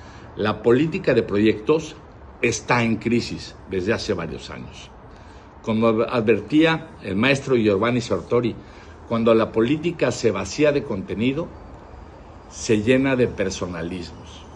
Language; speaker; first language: Spanish; native; Spanish